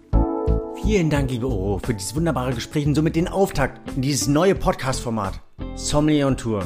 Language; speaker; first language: German; native; German